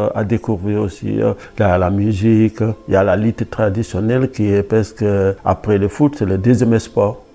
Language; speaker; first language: French; non-native, local second language; Wolof